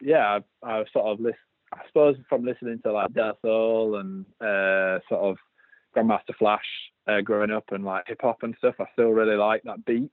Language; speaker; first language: English; native; English